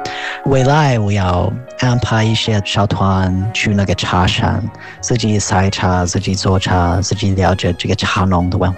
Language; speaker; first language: Chinese; non-native, fluent; English